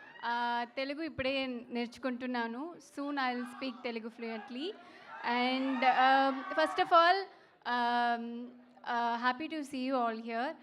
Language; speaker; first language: Telugu; non-native, learner; Tamil